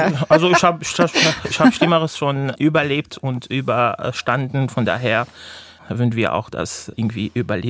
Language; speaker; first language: German; non-native, fluent; Arabic